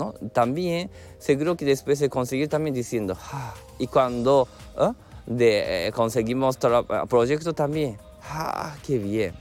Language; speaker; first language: Spanish; non-native, learner; Japanese